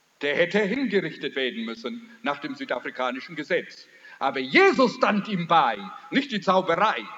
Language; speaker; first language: German; early bilingual, heritage; German